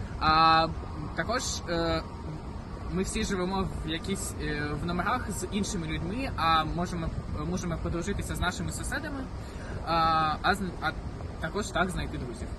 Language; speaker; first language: Ukrainian; non-native, local second language; Russian